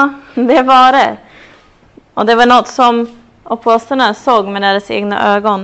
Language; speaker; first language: Swedish; non-native, fluent; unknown